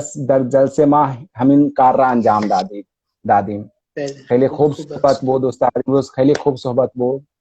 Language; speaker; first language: Persian; non-native, fluent; Hindi